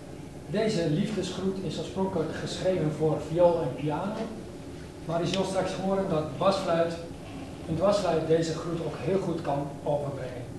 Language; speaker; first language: Dutch; native; Dutch